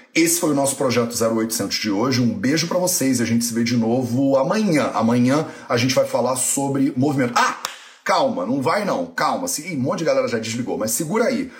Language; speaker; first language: Portuguese; native; Portuguese